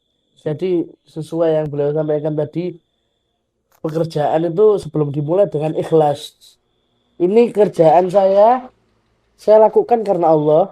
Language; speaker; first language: Indonesian; early bilingual, heritage; Indonesian